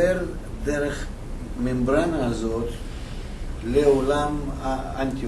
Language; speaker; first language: Hebrew; non-native, fluent; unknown